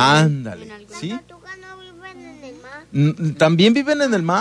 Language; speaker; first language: Spanish; native; Spanish